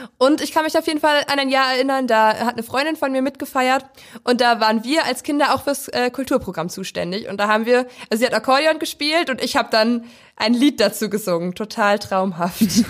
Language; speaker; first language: German; native; German